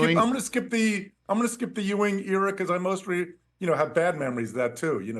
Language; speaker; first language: English; native; English